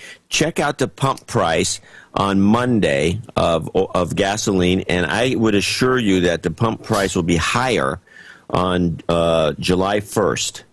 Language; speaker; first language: English; native; English